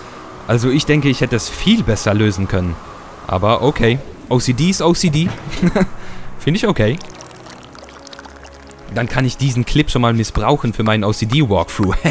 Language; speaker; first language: German; native; German